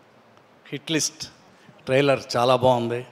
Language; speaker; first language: Telugu; non-native, learner; Tamil